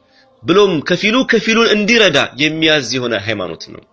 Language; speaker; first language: Amharic; native; Amharic